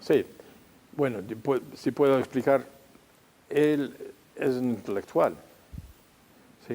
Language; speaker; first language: Spanish; non-native, fluent; English